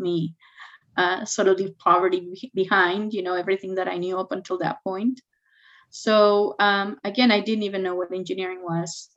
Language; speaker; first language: English; non-native, fluent; Spanish